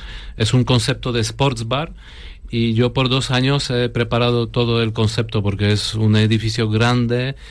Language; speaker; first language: Spanish; non-native, fluent; Polish